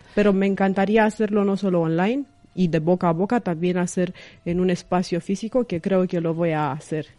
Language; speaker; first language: Spanish; non-native, fluent; Romanian